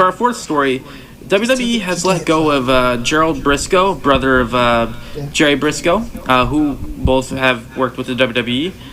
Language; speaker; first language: English; native; English